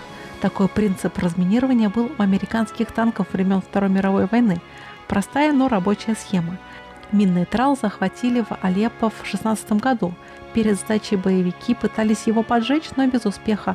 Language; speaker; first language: Russian; native; Russian